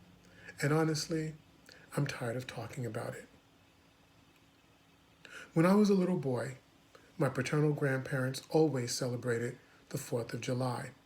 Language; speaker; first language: English; native; English